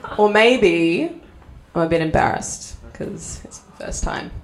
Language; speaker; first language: English; native; English